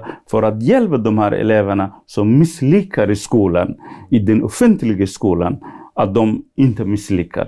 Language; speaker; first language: Swedish; non-native, fluent; Somali